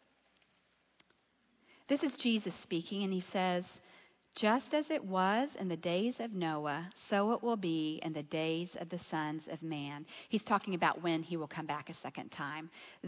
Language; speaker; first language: English; native; English